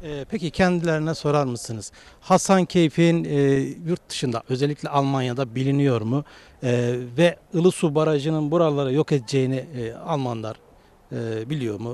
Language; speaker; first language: Turkish; native; Turkish